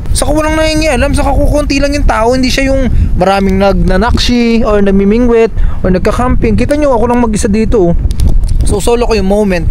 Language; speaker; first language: Filipino; native; Filipino